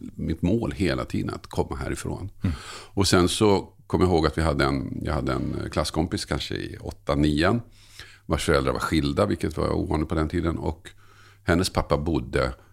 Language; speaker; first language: Swedish; native; Swedish